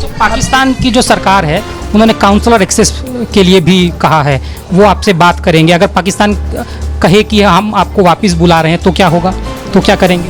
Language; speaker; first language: Hindi; native; Hindi